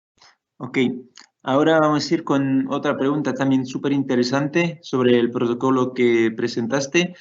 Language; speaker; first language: Spanish; non-native, fluent; Portuguese